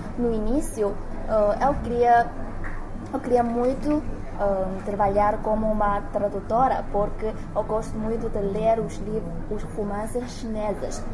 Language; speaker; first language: Portuguese; non-native, learner; Chinese